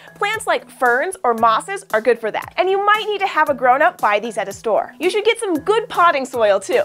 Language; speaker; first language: English; native; English